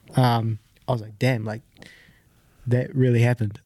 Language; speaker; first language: English; native; English